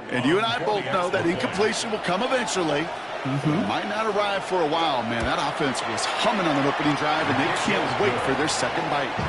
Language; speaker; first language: English; native; English